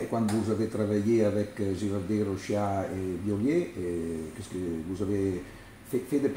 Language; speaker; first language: French; non-native, learner; Italian